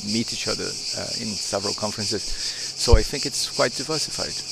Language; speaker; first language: English; non-native, fluent; Portuguese